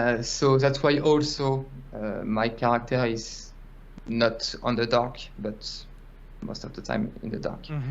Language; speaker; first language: English; non-native, fluent; French